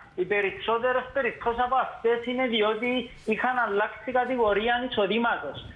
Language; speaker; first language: Greek; native; Greek